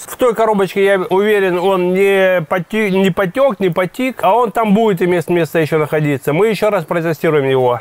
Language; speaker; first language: Russian; native; Russian